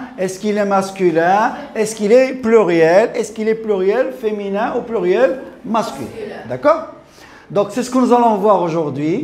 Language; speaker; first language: French; non-native, local second language; Arabic